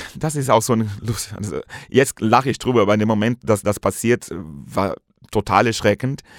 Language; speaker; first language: German; non-native, fluent; Portuguese